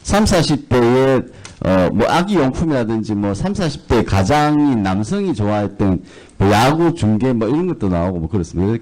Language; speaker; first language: Korean; native; Korean